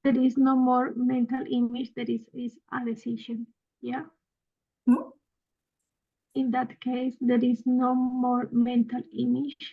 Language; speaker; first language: English; non-native, fluent; Spanish